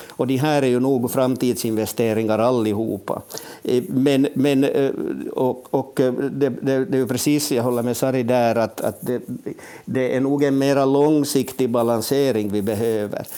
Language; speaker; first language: Swedish; native; Swedish